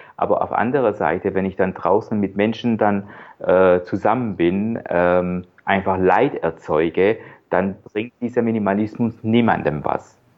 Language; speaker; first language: German; non-native, fluent; Persian